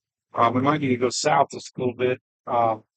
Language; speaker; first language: English; native; English